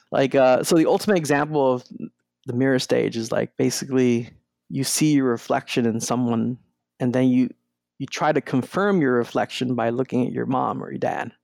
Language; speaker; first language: English; non-native, local second language; Spanish